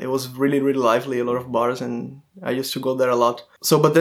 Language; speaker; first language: English; non-native, fluent; Portuguese